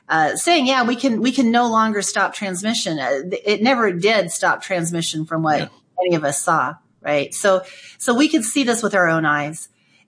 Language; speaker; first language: English; native; English